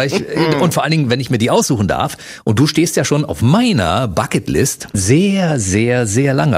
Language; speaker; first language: German; native; German